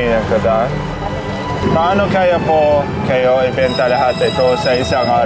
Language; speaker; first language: Filipino; non-native, learner; Arabic